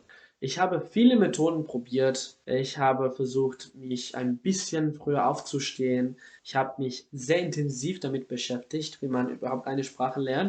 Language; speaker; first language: German; non-native, fluent; Spanish